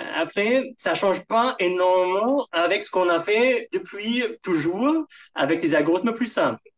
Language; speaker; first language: French; non-native, fluent; German